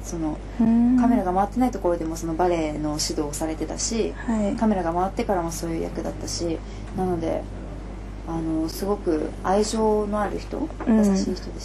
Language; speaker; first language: Japanese; native; Japanese